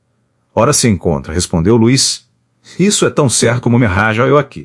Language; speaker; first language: Portuguese; native; Portuguese